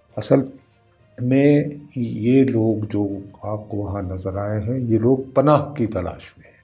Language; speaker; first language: Urdu; non-native, local second language; Punjabi